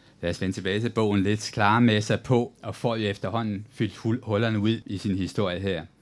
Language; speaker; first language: Danish; native; Danish